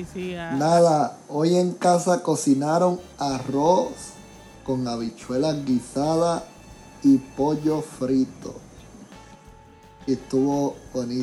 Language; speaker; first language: Spanish; native; Spanish